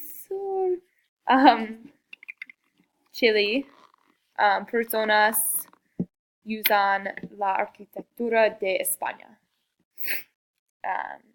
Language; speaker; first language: Spanish; non-native, learner; English